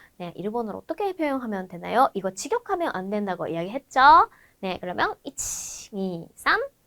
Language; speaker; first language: Korean; non-native, fluent; Japanese